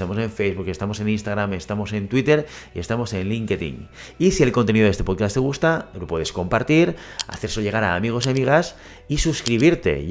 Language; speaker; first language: Spanish; native; Spanish